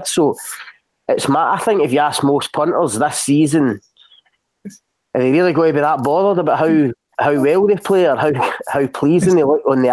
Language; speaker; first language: English; native; English